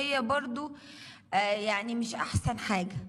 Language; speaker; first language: Arabic; native; Arabic